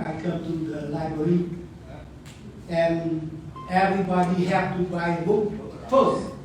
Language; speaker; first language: English; non-native, learner; Vietnamese